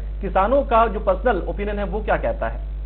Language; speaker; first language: Hindi; native; Hindi